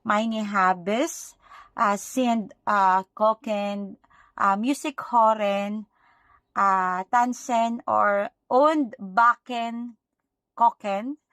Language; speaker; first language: German; non-native, learner; Filipino